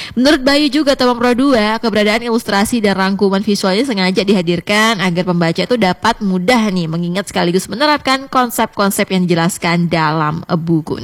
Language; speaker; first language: Indonesian; native; Indonesian